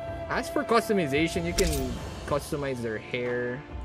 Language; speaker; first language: English; non-native, local second language; Filipino